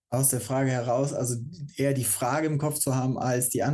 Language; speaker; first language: German; native; German